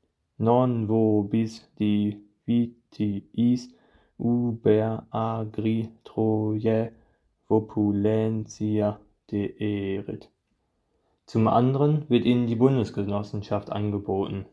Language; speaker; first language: German; native; German